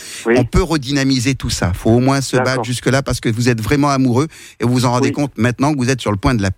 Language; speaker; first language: French; native; French